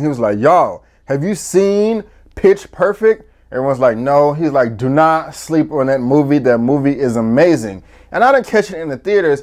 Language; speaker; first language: English; native; English